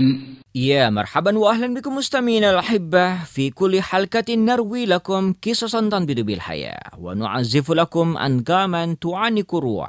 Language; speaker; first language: Arabic; non-native, fluent; Indonesian